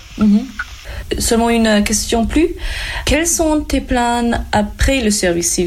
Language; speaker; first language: French; non-native, learner; German